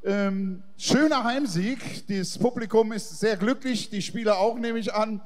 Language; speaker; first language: German; native; German